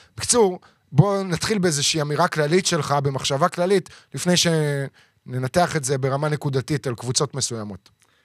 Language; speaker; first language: Hebrew; native; Hebrew